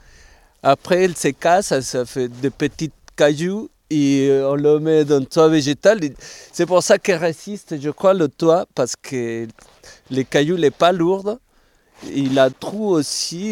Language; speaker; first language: French; non-native, fluent; Spanish